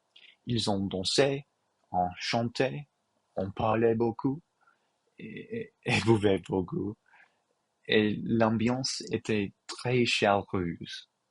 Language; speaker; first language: French; non-native, learner; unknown